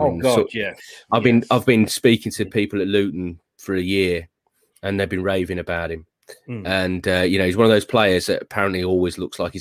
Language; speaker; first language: English; native; English